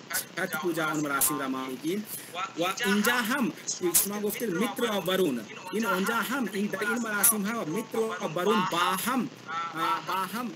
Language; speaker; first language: Persian; non-native, learner; Hindi